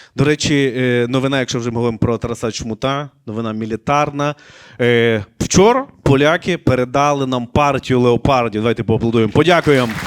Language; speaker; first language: Ukrainian; native; Ukrainian